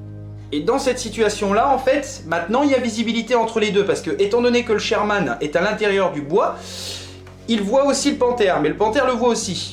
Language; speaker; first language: French; native; French